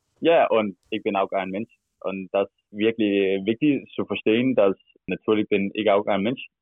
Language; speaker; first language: German; non-native, learner; Danish